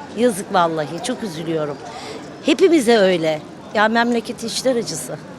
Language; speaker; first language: Turkish; native; Turkish